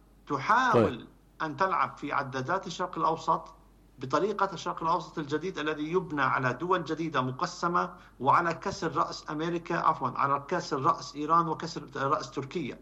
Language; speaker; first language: Arabic; native; Arabic